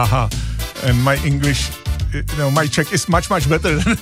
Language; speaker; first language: English; non-native, learner; Czech